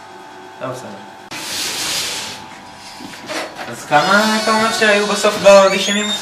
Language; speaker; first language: Hebrew; native; Hebrew